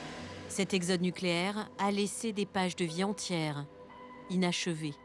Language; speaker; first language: French; native; French